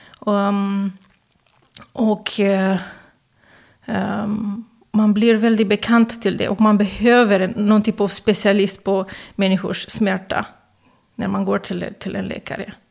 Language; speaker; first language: Swedish; non-native, fluent; Romanian